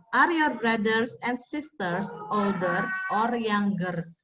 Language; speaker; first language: English; non-native, fluent; Indonesian